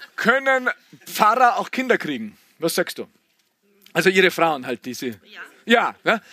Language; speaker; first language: German; native; German